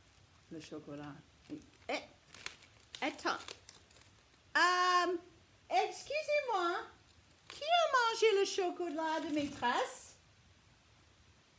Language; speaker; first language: French; non-native, fluent; English